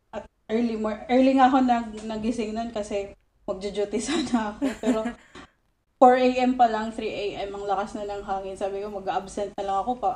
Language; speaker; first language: Filipino; non-native, local second language; Waray